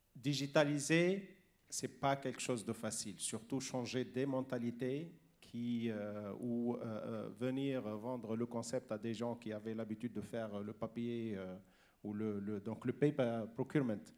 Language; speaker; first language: French; non-native, local second language; Arabic